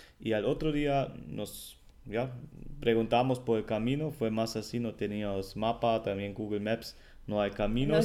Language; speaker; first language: Spanish; non-native, fluent; German